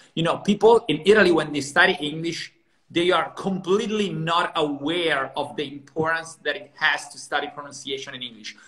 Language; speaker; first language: English; non-native, fluent; Italian